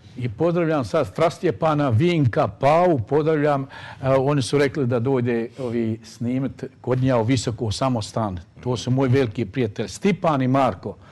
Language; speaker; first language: Bosnian; native; Bosnian